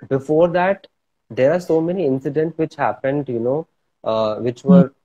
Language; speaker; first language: English; non-native, local second language; Hindi